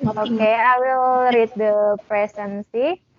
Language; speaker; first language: English; non-native, learner; Indonesian